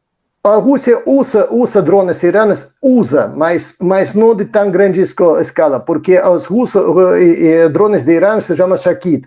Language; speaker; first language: Portuguese; non-native, fluent; Russian